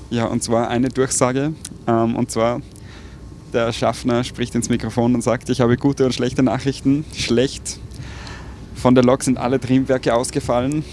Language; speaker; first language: German; native; German